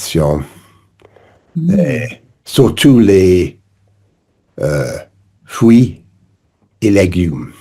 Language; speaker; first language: French; non-native, learner; English